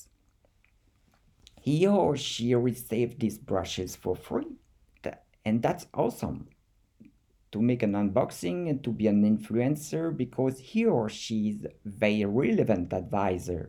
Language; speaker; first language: English; non-native, fluent; French